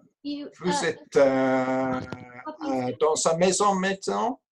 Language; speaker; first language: French; non-native, learner; English